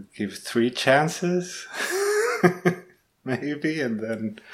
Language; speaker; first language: English; non-native, learner; Spanish